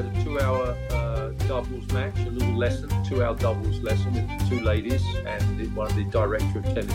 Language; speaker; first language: English; native; English